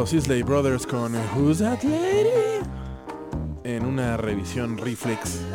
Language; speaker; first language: Spanish; native; Spanish